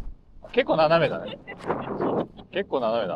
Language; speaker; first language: Japanese; native; Japanese